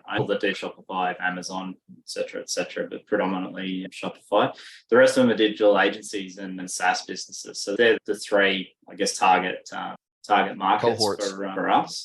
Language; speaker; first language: English; native; English